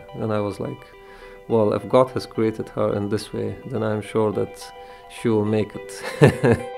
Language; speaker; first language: English; non-native, fluent; Persian